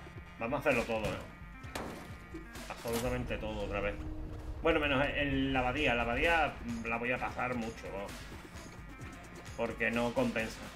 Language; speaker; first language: Spanish; native; Spanish